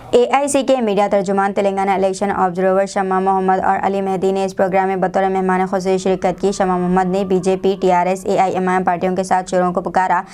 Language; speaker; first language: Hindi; non-native, local second language; Urdu